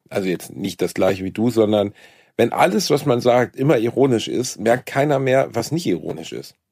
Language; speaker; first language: German; native; German